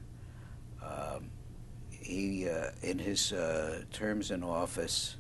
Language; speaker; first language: English; native; English